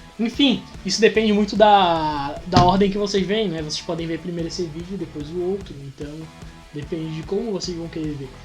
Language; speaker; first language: Portuguese; native; Portuguese